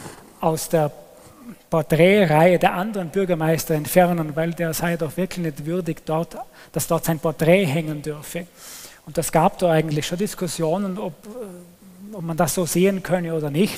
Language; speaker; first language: German; native; German